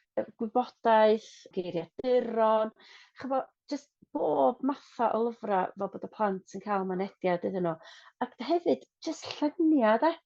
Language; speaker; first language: Welsh; non-native, local second language; English